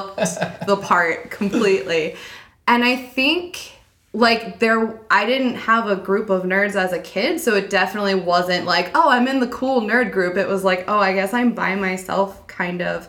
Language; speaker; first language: English; native; English